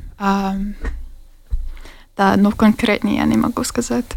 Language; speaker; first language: Russian; non-native, learner; English